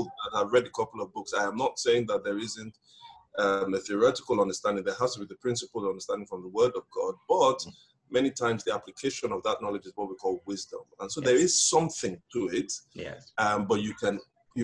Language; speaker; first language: English; non-native, local second language; Yoruba